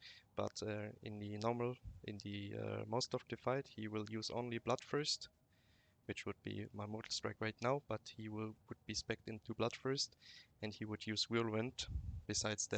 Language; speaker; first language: English; non-native, fluent; German